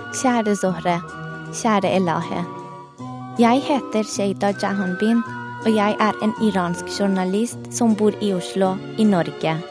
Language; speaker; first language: Norwegian; non-native, fluent; Persian